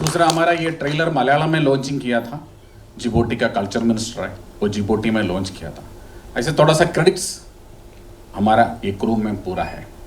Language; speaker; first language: Hindi; non-native, local second language; Malayalam